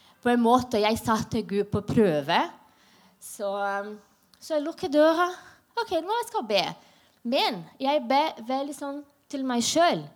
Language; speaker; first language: Norwegian; non-native, learner; Portuguese